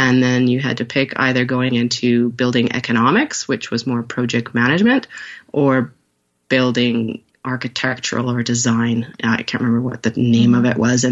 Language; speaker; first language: English; native; English